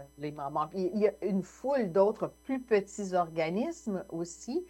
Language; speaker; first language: French; native; French